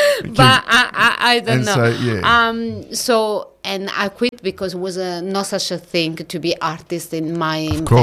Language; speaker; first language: English; non-native, fluent; Italian